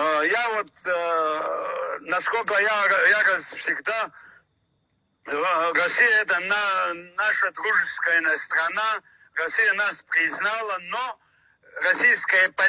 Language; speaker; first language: Russian; non-native, local second language; Abkhazian